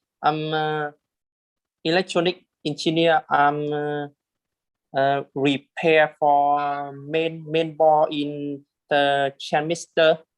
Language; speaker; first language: English; non-native, learner; Vietnamese